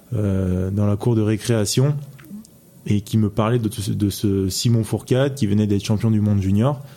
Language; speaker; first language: French; native; French